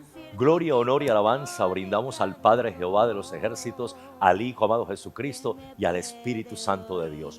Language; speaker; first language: Spanish; native; Spanish